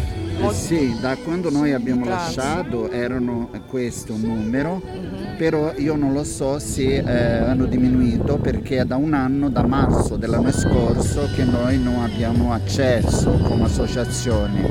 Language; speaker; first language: Italian; non-native, fluent; Portuguese